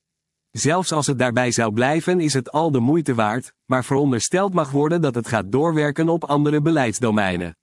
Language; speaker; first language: Dutch; native; Dutch